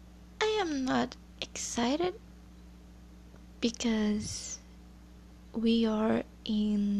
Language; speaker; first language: English; non-native, learner; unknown